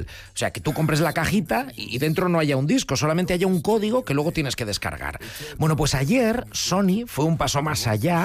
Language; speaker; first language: Spanish; native; Spanish